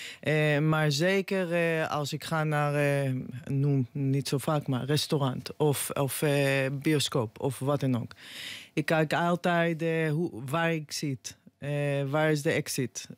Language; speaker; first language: Dutch; non-native, fluent; Hebrew